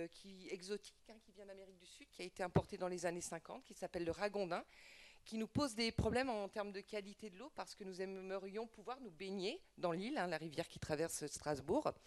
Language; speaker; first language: French; native; French